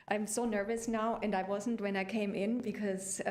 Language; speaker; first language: English; early bilingual, other home language; German